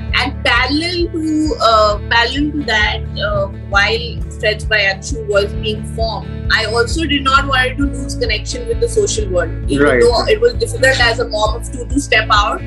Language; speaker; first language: English; non-native, local second language; Hindi